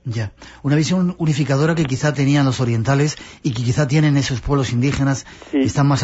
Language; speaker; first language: Spanish; native; Spanish